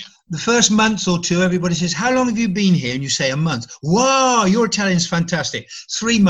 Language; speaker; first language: English; native; English